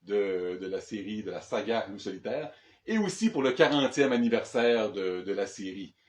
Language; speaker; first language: French; native; French